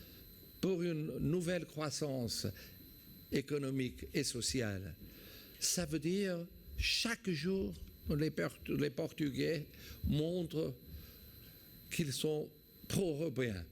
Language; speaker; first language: French; non-native, fluent; Portuguese